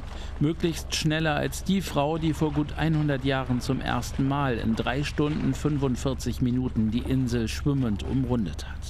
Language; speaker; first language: German; native; German